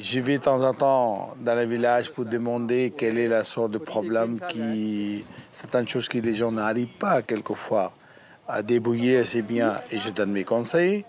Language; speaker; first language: French; non-native, fluent; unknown